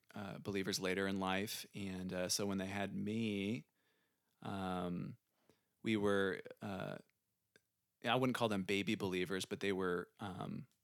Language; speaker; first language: English; native; English